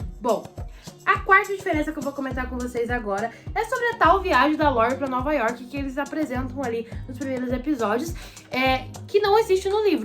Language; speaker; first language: Portuguese; native; Portuguese